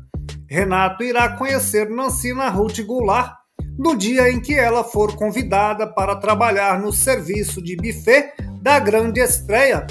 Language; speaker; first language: Portuguese; native; Portuguese